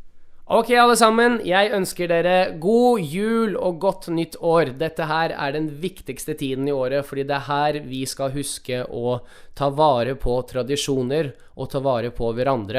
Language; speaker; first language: Norwegian; early bilingual, other home language; Russian